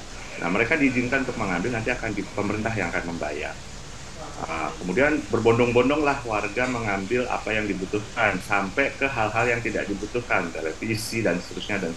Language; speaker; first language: Indonesian; native; Indonesian